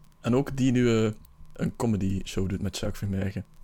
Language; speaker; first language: Dutch; native; Dutch